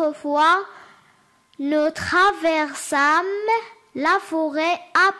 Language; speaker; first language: French; non-native, learner; Arabic